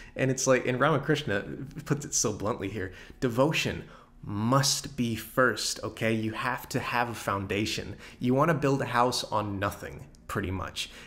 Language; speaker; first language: English; native; English